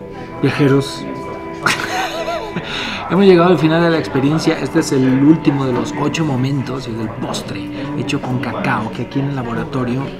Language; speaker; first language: Spanish; native; Spanish